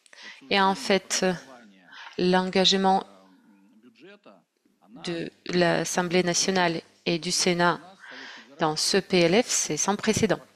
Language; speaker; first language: French; non-native, fluent; Russian